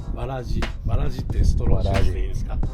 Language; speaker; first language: Japanese; native; Japanese